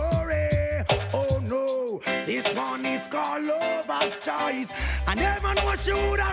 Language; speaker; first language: English; non-native, fluent; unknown